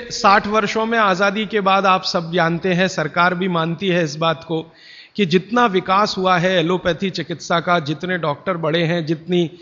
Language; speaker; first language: Hindi; native; Hindi